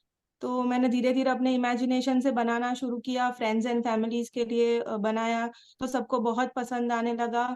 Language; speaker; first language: Hindi; native; Hindi